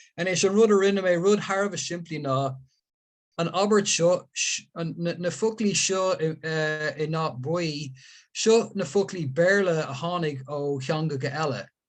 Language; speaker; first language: Irish; non-native, local second language; English